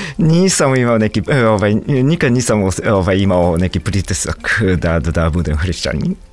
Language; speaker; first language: Serbian; non-native, fluent; Japanese